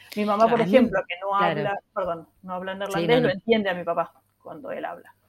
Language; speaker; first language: Spanish; non-native, local second language; German